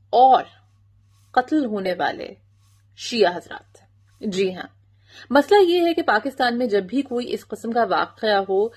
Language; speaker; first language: Urdu; native; Urdu